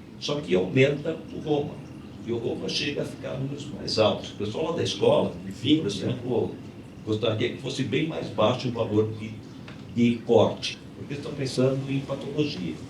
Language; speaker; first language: Portuguese; native; Portuguese